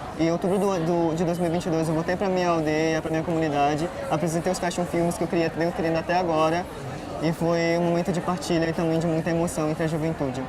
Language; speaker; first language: Portuguese; non-native, local second language; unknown